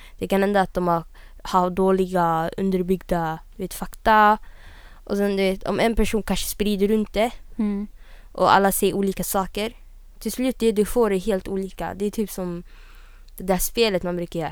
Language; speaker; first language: Swedish; native; Swedish